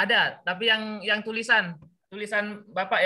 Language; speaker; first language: Indonesian; native; Indonesian